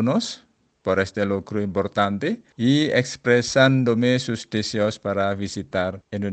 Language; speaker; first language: Spanish; non-native, fluent; Indonesian